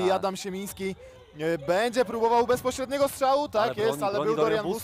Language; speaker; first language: Polish; native; Polish